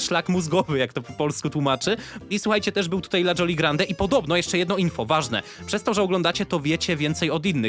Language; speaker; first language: Polish; native; Polish